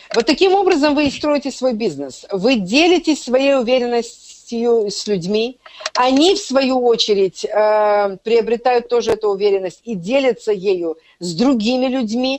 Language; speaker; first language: Russian; native; Russian